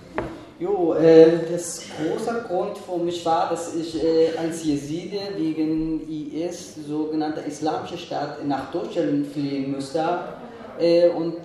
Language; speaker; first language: German; non-native, fluent; Kurdish